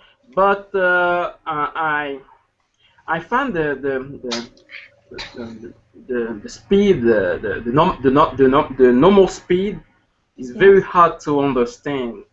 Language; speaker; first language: English; non-native, learner; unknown